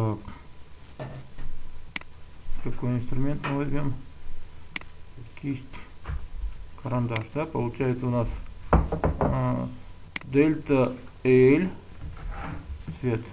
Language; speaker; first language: Russian; native; Russian